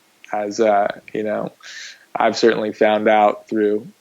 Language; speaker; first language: English; native; English